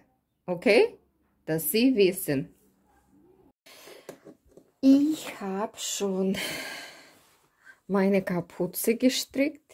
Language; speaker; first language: German; non-native, fluent; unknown